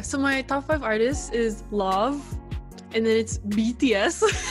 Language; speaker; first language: English; early bilingual, other home language; Indonesian